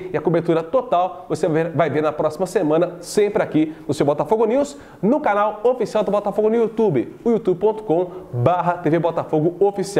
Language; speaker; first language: Portuguese; native; Portuguese